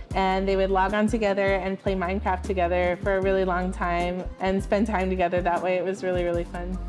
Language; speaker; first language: English; native; English